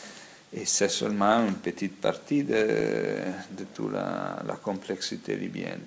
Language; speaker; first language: French; non-native, fluent; Italian